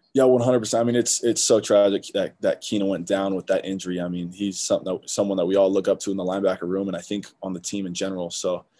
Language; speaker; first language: English; native; English